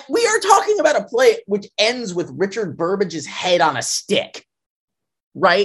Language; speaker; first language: English; native; English